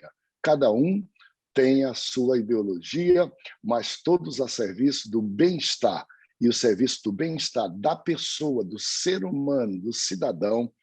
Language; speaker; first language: Portuguese; native; Portuguese